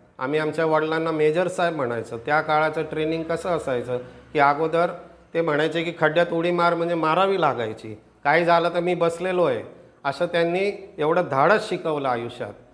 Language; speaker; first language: Marathi; non-native, local second language; Gujarati